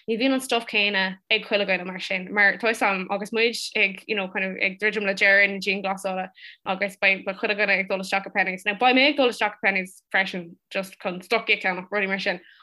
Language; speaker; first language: Irish; non-native, local second language; English